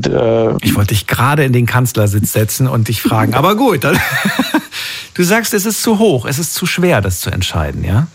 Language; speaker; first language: German; native; German